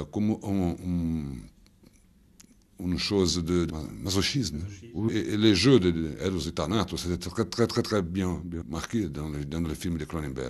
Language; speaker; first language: French; non-native, fluent; Portuguese